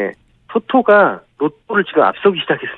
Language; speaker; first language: Korean; native; Korean